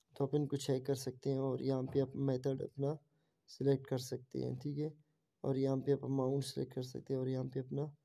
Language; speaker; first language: Urdu; non-native, local second language; Baluchi